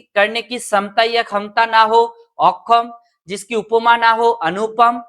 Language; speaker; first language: Hindi; non-native, local second language; Bangla